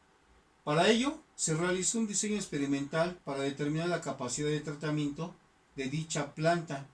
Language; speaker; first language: Spanish; native; Spanish